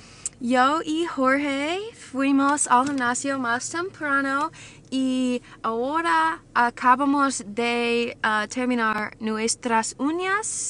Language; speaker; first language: Spanish; non-native, learner; English